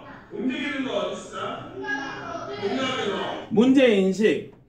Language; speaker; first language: Korean; native; Korean